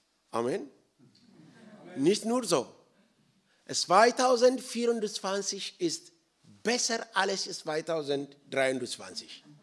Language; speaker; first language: German; non-native, learner; Oromo